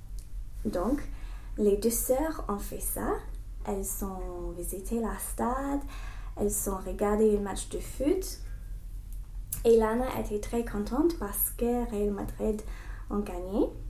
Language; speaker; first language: French; non-native, learner; English